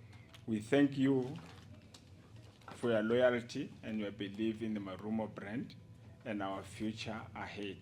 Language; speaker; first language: English; non-native, local second language; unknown